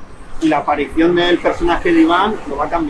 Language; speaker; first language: Spanish; native; Spanish